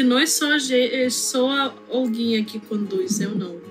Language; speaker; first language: Portuguese; non-native, fluent; Russian